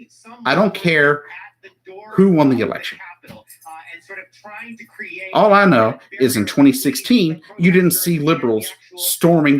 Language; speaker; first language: English; native; English